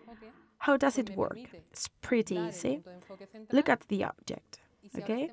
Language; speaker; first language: English; non-native, fluent; Spanish